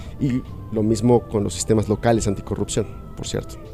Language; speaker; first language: Spanish; native; Spanish